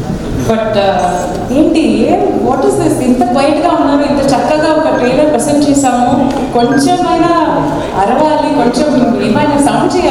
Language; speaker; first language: Telugu; non-native, learner; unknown